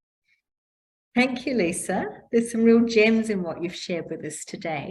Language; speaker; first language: English; native; English